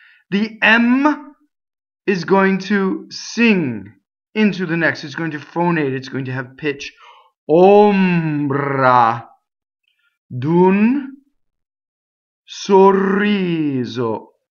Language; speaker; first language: English; native; English